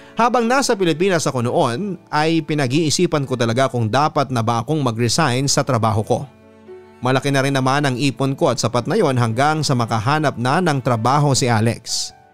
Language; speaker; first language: Filipino; native; Filipino